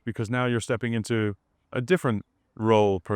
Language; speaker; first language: English; native; English